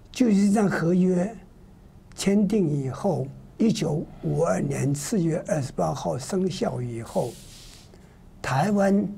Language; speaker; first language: Chinese; non-native, local second language; Min Nan Chinese